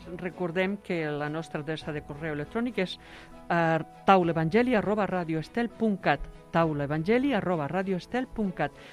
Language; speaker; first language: Catalan; native; Catalan